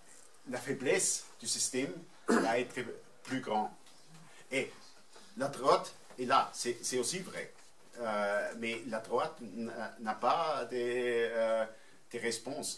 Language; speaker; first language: French; non-native, fluent; German